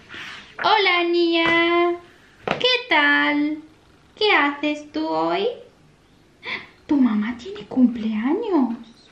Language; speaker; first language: Spanish; non-native, fluent; Bulgarian